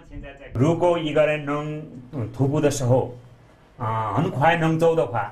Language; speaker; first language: Chinese; non-native, learner; Nepali